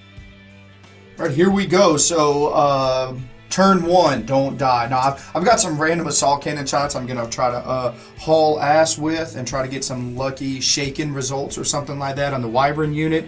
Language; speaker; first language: English; native; English